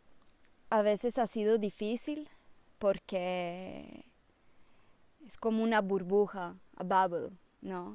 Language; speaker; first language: Spanish; non-native, fluent; Italian